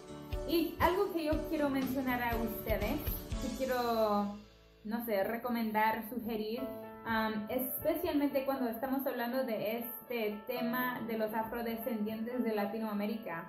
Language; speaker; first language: Spanish; non-native, fluent; English